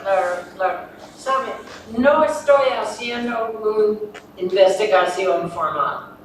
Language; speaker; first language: Spanish; non-native, fluent; English